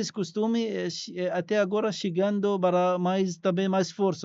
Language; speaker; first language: Portuguese; non-native, learner; Arabic